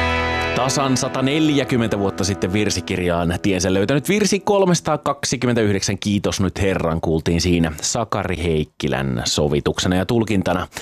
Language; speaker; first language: Finnish; native; Finnish